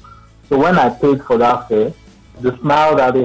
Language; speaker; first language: English; non-native, local second language; Igbo